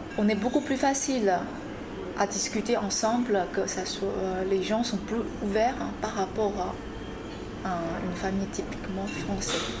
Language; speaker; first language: French; non-native, fluent; Chinese